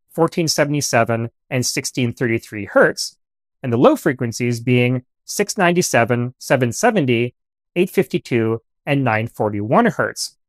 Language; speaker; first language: English; native; English